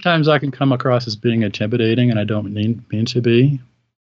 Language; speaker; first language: English; native; English